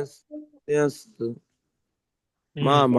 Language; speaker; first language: Chinese; non-native, learner; Burmese